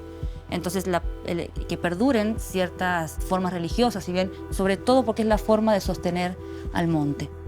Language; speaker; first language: Spanish; native; Spanish